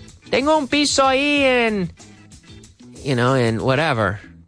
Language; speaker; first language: Spanish; non-native, fluent; English